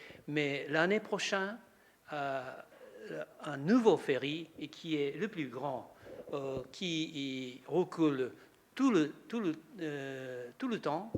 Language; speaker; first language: French; non-native, learner; Japanese